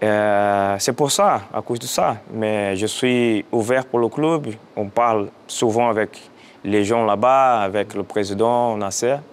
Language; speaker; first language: French; non-native, fluent; Portuguese